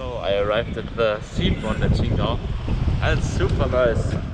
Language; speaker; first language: English; non-native, fluent; German